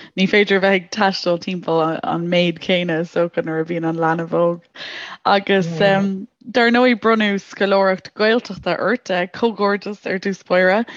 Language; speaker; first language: Irish; native; Irish